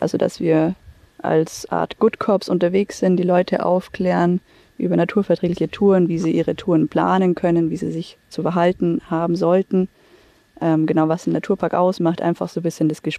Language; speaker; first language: German; native; German